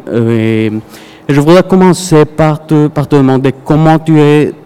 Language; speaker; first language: French; non-native, fluent; Spanish